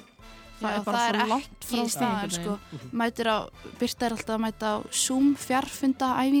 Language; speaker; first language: Icelandic; native; Icelandic